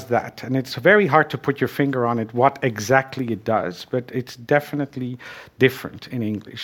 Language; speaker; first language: English; non-native, fluent; Dutch